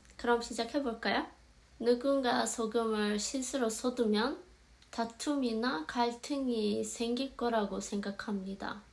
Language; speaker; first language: Korean; non-native, fluent; Azerbaijani